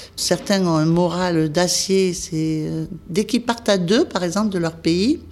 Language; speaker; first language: French; native; French